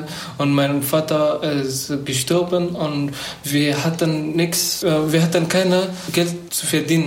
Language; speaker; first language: German; non-native, learner; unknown